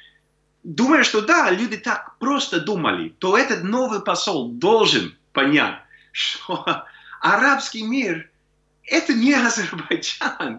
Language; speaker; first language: Russian; non-native, fluent; English